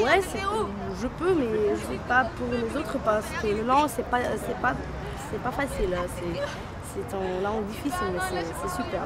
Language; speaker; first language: French; non-native, learner; Macedonian